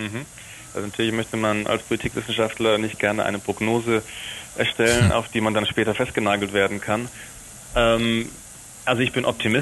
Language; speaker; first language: German; native; German